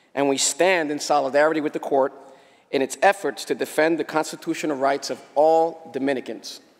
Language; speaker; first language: English; early bilingual, other home language; Spanish